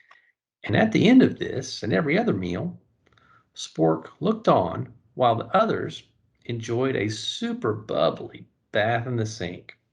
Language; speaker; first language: English; native; English